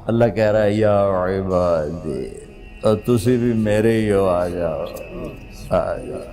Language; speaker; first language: Urdu; non-native, local second language; Punjabi